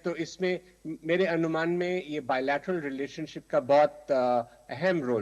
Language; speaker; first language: Hindi; native; Hindi